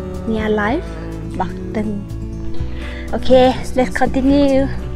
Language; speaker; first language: English; non-native, learner; Thai